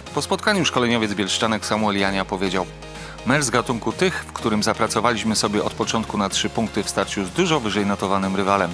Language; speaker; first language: Polish; native; Polish